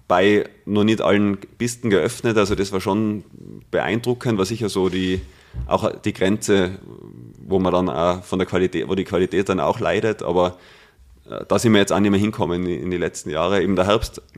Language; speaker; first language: German; native; German